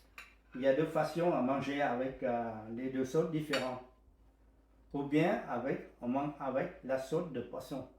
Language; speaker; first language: French; non-native, learner; Vietnamese